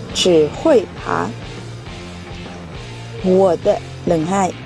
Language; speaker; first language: Chinese; non-native, fluent; Vietnamese